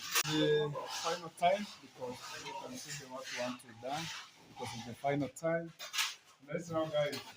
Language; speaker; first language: English; non-native, learner; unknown